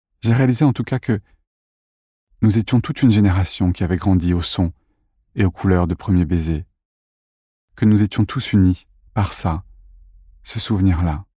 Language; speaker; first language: French; native; French